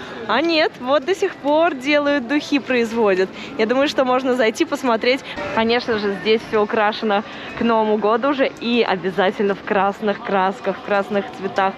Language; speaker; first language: Russian; native; Russian